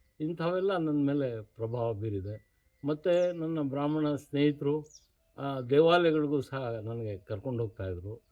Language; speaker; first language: Kannada; non-native, local second language; Urdu